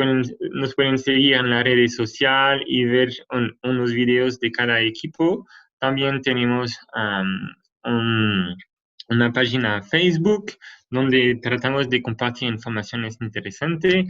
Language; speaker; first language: Spanish; non-native, fluent; French